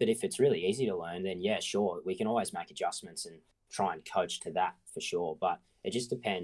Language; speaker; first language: English; native; English